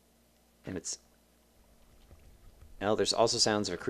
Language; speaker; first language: English; native; English